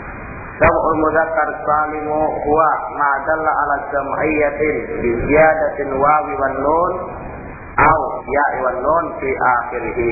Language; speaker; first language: Arabic; non-native, learner; Indonesian